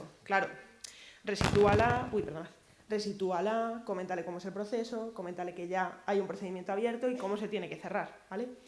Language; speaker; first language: Spanish; native; Spanish